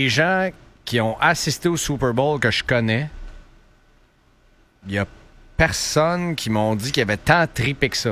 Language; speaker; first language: French; native; French